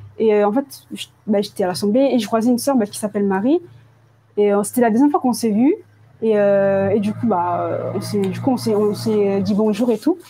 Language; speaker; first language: French; early bilingual, other home language; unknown